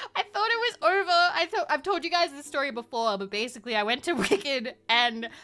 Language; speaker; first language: English; native; English